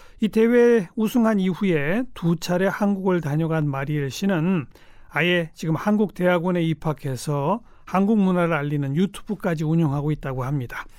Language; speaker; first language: Korean; native; Korean